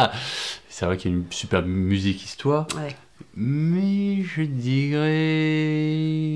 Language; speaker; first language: French; native; French